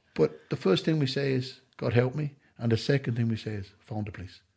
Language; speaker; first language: English; native; English